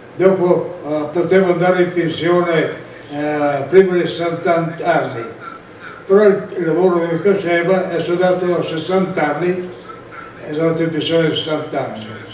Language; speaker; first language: Italian; non-native, local second language; Friulian